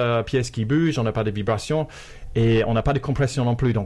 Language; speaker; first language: French; non-native, fluent; English